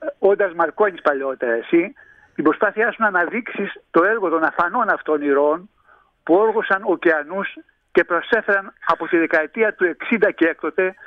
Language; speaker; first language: Greek; native; Greek